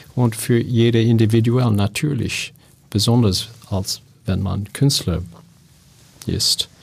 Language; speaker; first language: German; non-native, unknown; English